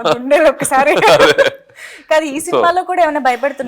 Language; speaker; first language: Telugu; native; Telugu